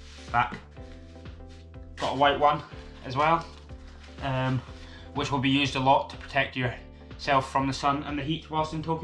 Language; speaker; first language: English; native; English